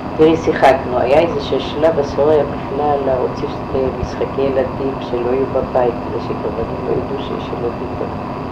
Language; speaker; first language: Hebrew; non-native, fluent; Yiddish